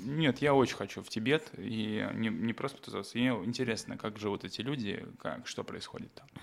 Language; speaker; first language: Russian; native; Russian